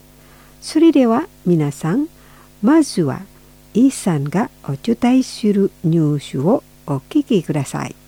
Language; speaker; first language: Japanese; non-native, fluent; Indonesian